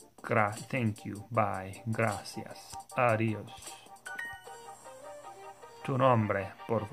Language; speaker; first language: Spanish; non-native, learner; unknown